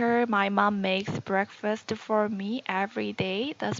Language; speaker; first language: English; non-native, learner; Korean